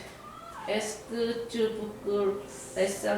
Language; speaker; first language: French; non-native, learner; Korean